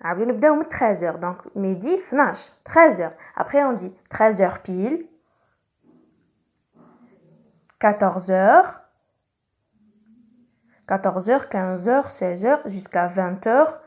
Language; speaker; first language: French; non-native, local second language; Arabic